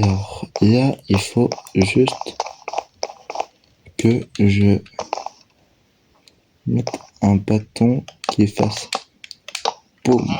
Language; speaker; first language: French; native; French